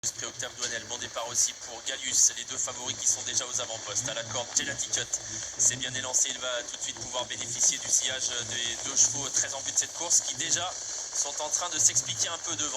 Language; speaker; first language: French; native; French